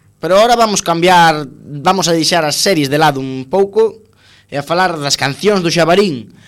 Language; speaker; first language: Galician; non-native, local second language; Spanish